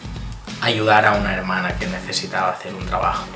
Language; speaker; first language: Spanish; early bilingual, other home language; Italian